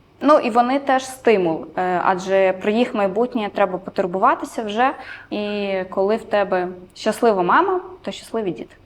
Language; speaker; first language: Ukrainian; non-native, local second language; Romanian